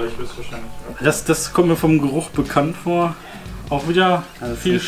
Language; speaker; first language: German; native; German